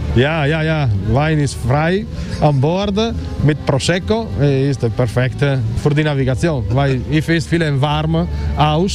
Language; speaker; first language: German; non-native, learner; Italian